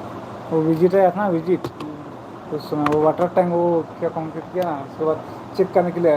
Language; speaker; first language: Hindi; non-native, local second language; Santali